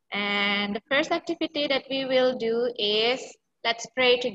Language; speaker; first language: English; non-native, fluent; Indonesian